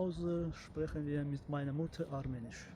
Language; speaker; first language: German; non-native, fluent; Armenian